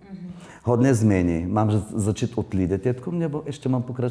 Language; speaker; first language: Czech; non-native, learner; Bulgarian